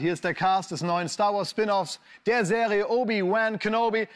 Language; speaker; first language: German; native; German